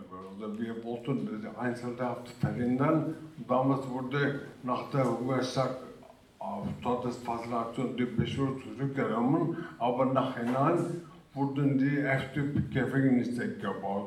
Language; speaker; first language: German; early bilingual, other home language; Turkish